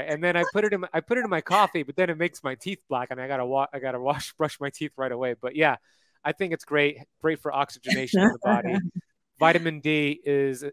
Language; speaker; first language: English; native; English